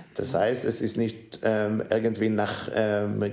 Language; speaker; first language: German; non-native, fluent; Hebrew